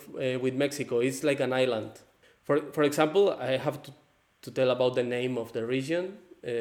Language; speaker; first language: English; non-native, fluent; Spanish